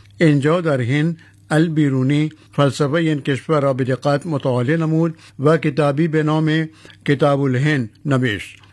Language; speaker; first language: Persian; non-native, fluent; Urdu